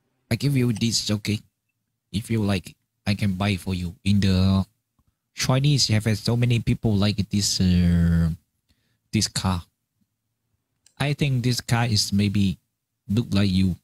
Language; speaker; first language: English; non-native, learner; Chinese